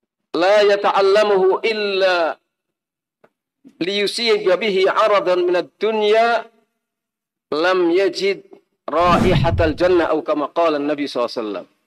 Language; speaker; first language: Arabic; non-native, fluent; Indonesian